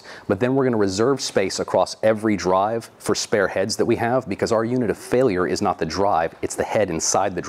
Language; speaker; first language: English; native; English